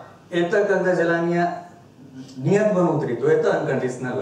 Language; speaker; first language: Russian; non-native, learner; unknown